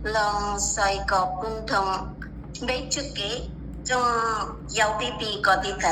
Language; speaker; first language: Cantonese; non-native, learner; Indonesian